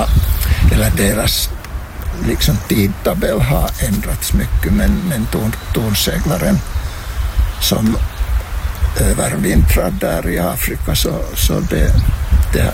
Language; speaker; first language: Swedish; non-native, local second language; Finnish